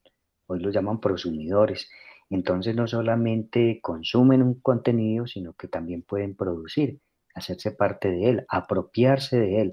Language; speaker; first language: Spanish; native; Spanish